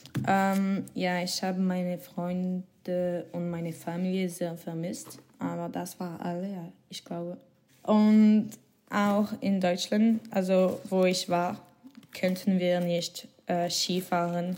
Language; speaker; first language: German; non-native, learner; French